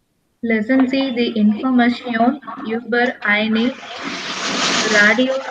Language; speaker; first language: German; non-native, learner; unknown